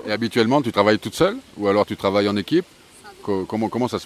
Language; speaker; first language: French; native; French